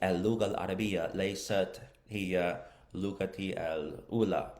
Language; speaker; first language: Arabic; non-native, learner; English